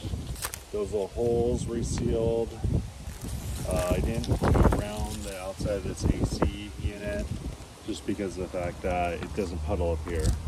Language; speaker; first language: English; native; English